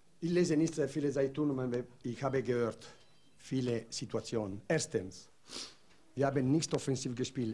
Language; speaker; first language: German; non-native, learner; Italian